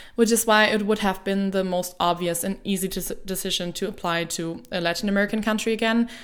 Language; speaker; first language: English; non-native, fluent; German